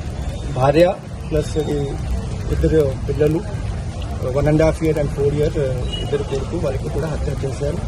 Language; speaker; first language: Telugu; non-native, learner; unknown